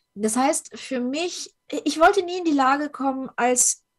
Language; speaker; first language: German; early bilingual, other home language; Ukrainian